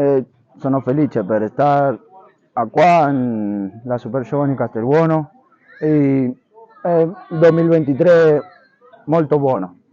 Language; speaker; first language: Italian; non-native, learner; Spanish